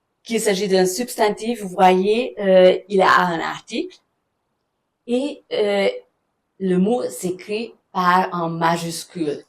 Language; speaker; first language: French; non-native, fluent; German